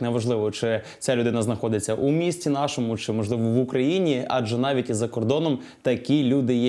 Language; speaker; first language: Ukrainian; native; Ukrainian